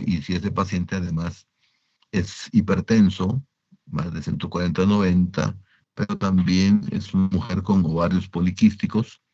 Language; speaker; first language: Spanish; native; Spanish